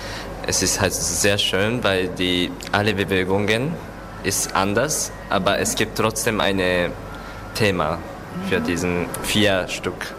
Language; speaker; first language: German; non-native, learner; Japanese